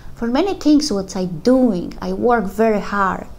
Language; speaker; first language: English; non-native, learner; Polish